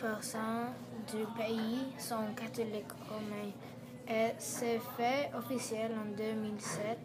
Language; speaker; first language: French; non-native, learner; English